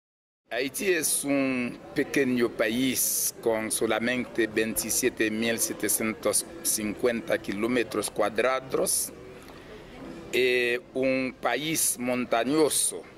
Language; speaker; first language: Spanish; non-native, fluent; Haitian Creole